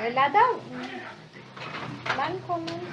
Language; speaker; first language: German; non-native, learner; Tamil